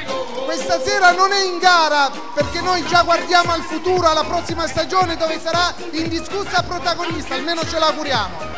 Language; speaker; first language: Italian; native; Italian